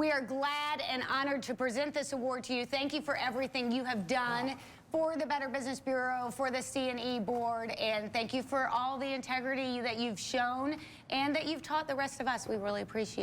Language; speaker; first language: English; native; English